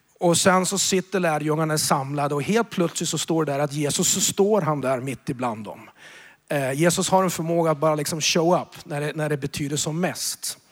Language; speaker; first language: Swedish; native; Swedish